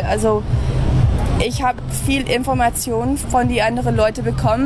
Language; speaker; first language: German; early bilingual, heritage; English